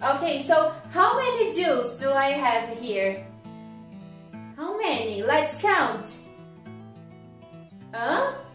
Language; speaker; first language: English; non-native, fluent; Portuguese